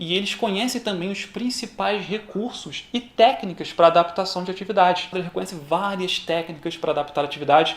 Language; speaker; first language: Portuguese; native; Portuguese